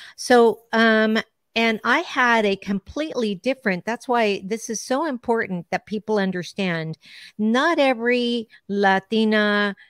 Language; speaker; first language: English; early bilingual, other home language; Spanish